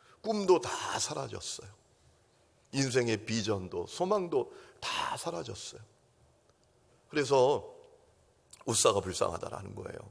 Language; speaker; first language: Korean; native; Korean